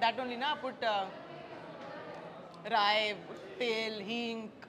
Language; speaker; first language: Telugu; non-native, local second language; Bangla